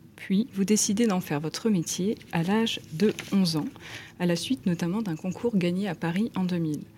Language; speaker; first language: French; native; French